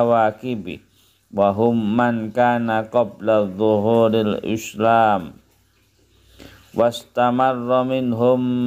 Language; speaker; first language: Arabic; non-native, fluent; Indonesian